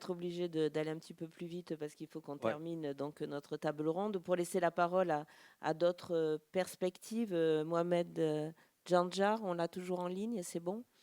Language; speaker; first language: French; native; French